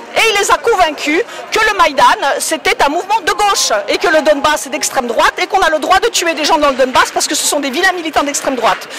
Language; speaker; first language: French; non-native, fluent; Polish